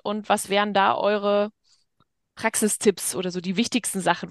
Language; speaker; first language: German; native; German